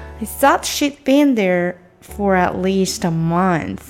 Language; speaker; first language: English; non-native, fluent; Chinese